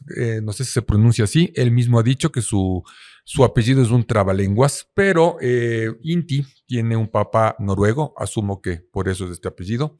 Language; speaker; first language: Spanish; native; Spanish